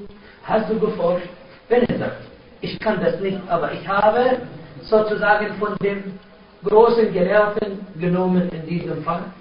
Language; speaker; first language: German; non-native, fluent; Arabic